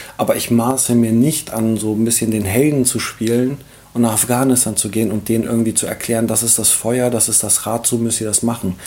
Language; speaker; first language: German; early bilingual, other home language; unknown